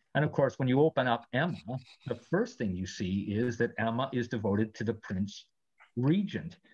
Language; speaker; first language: English; native; English